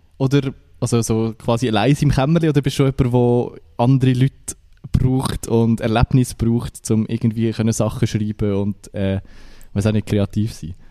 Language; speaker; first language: German; native; German